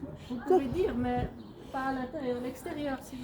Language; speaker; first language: French; native; French